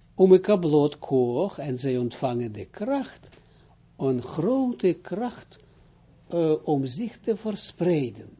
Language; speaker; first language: Dutch; non-native, fluent; Hebrew